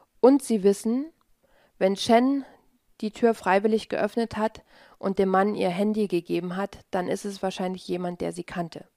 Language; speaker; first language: German; native; German